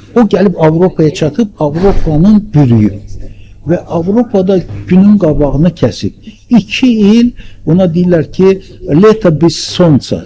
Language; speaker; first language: Azerbaijani; native; Azerbaijani